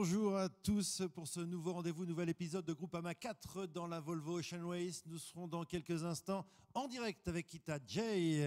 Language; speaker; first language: French; native; French